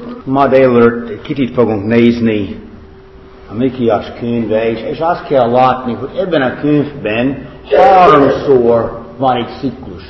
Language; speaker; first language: Hungarian; non-native, fluent; English